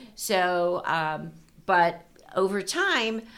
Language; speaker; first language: English; native; English